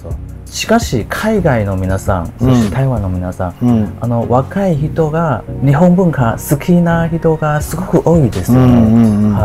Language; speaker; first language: Japanese; non-native, learner; Chinese